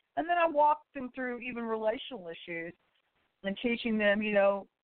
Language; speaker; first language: English; native; English